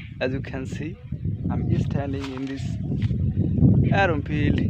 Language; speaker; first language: English; non-native, local second language; Bangla